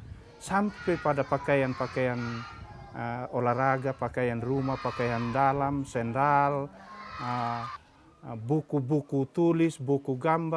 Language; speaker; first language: Indonesian; non-native, local second language; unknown